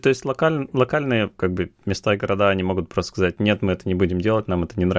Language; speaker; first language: Russian; native; Russian